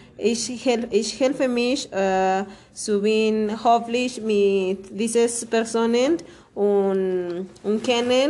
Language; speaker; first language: German; non-native, learner; Spanish